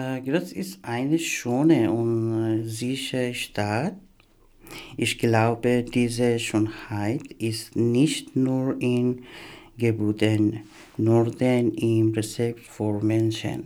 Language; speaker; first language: German; non-native, learner; Persian